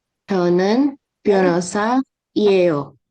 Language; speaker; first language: Korean; non-native, learner; Indonesian